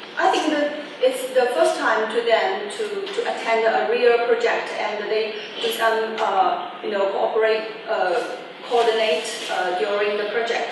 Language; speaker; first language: English; non-native, learner; Chinese